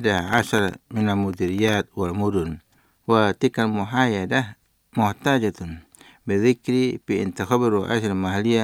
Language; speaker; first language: Arabic; non-native, fluent; Indonesian